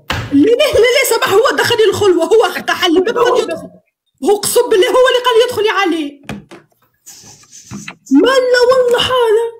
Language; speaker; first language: Arabic; native; Arabic